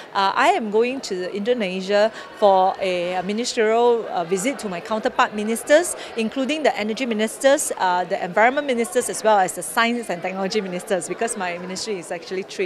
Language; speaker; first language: English; non-native, local second language; Chinese